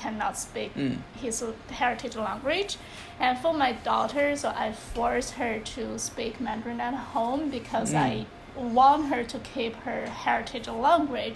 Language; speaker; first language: English; non-native, fluent; Chinese